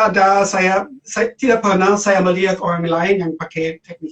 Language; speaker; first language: Indonesian; non-native, learner; German